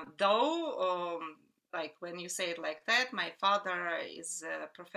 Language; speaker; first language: English; non-native, fluent; Russian